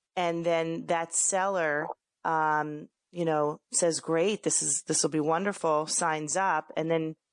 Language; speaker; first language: English; native; English